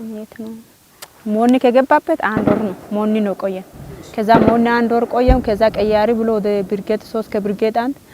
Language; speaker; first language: Amharic; non-native, local second language; Wolaytta